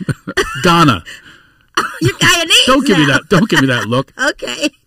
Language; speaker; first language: English; native; English